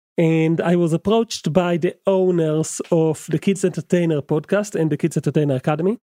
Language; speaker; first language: English; non-native, fluent; Hebrew